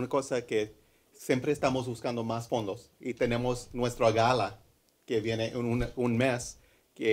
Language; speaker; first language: Spanish; early bilingual, heritage; English